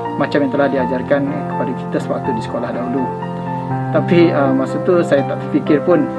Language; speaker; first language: Malay; non-native, local second language; Iban